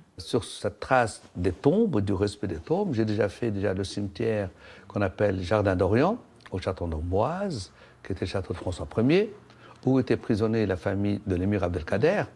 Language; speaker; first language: French; non-native, local second language; Arabic